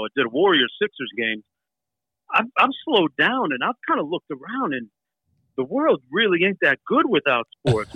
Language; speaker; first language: English; native; English